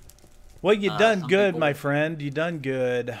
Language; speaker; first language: English; native; English